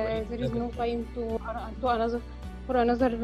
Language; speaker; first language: English; non-native, learner; Arabic